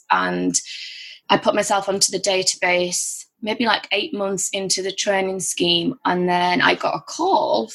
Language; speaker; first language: English; native; English